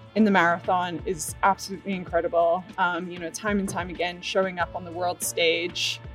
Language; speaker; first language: English; native; English